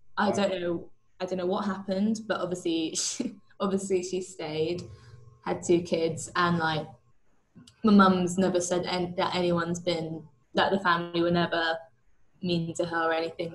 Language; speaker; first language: English; native; English